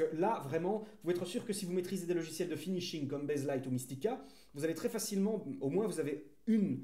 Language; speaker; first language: French; native; French